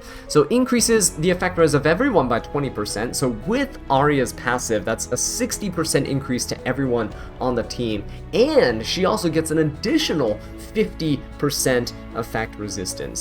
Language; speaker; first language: English; native; English